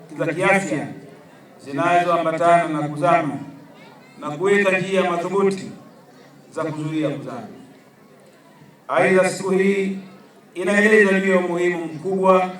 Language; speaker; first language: Swahili; native; Swahili